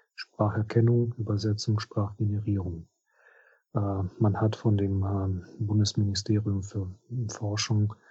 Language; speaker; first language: German; non-native, fluent; Russian